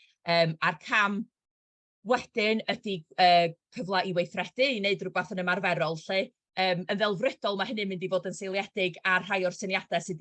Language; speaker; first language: Welsh; native; Welsh